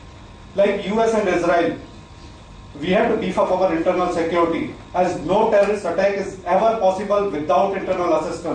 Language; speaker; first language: English; non-native, local second language; Hindi